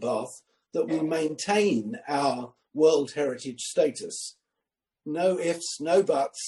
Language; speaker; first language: English; native; English